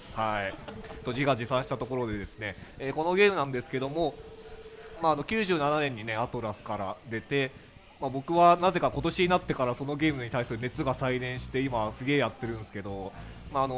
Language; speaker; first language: Japanese; native; Japanese